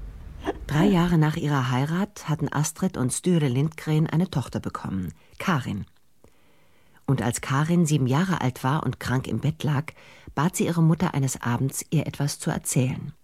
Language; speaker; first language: German; native; German